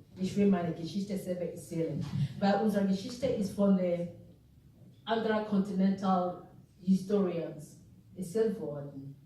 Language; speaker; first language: German; non-native, fluent; Igbo